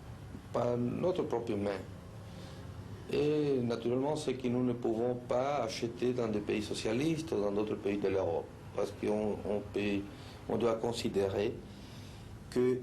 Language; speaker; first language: French; non-native, fluent; Spanish